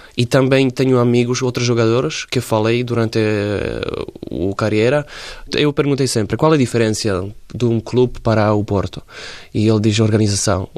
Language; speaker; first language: Portuguese; non-native, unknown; Slovak